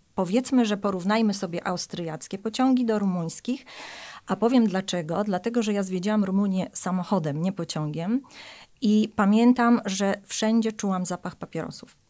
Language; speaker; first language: Polish; native; Polish